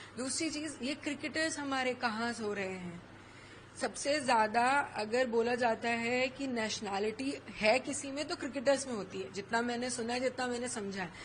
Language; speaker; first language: Hindi; native; Hindi